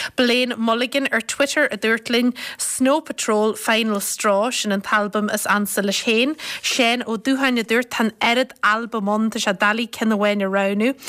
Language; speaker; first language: Irish; native; Irish